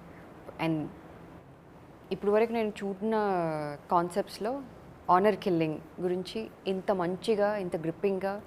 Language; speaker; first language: Telugu; non-native, learner; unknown